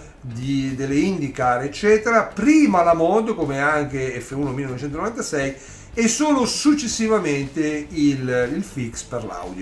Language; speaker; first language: Italian; native; Italian